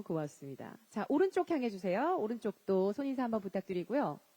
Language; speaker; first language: Korean; native; Korean